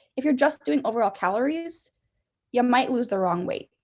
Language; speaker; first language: English; native; English